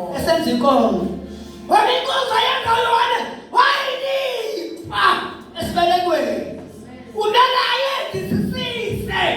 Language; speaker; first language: Zulu; non-native, local second language; Xhosa